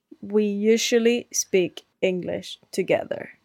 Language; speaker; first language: English; non-native, fluent; Spanish